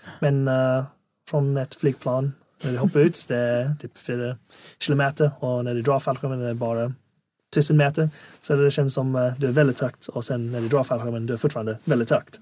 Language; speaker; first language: Swedish; non-native, fluent; English